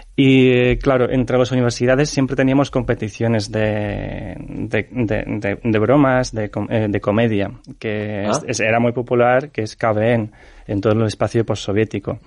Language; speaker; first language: Spanish; non-native, fluent; Ukrainian